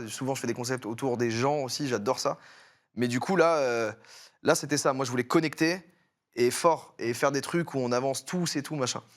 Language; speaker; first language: French; native; French